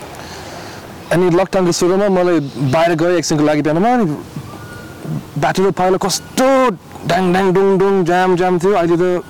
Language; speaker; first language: Nepali; non-native, learner; English